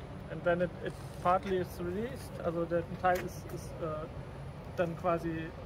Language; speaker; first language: English; non-native, fluent; German